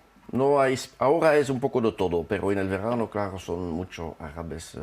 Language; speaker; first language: Spanish; non-native, fluent; French